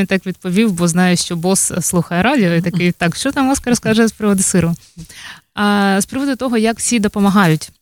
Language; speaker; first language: Ukrainian; native; Ukrainian